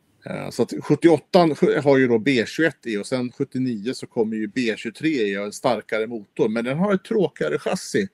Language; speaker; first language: Swedish; native; Swedish